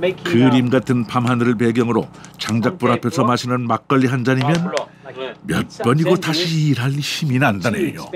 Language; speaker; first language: Korean; native; Korean